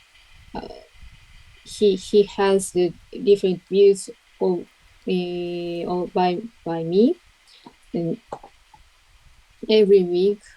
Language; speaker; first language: English; non-native, learner; Japanese